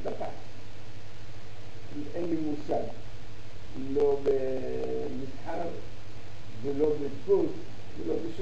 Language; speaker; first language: Hebrew; early bilingual, other home language; Arabic